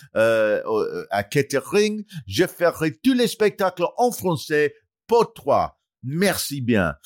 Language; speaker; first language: French; non-native, learner; English